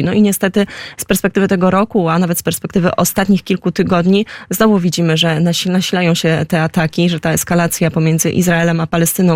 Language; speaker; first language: Polish; native; Polish